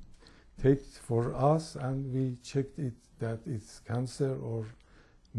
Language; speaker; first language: English; non-native, learner; Persian